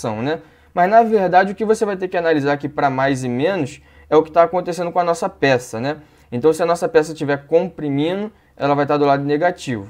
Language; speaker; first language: Portuguese; native; Portuguese